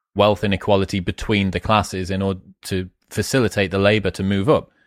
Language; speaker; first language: English; native; English